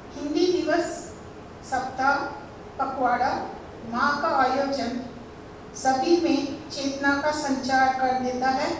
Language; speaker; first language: Hindi; non-native, local second language; Tamil